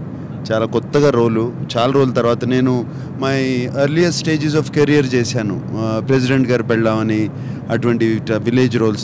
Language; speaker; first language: Telugu; native; Telugu